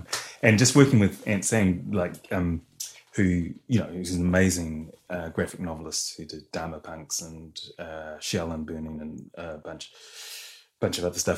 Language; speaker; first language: English; native; English